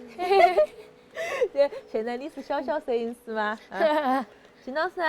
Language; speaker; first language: Chinese; native; Chinese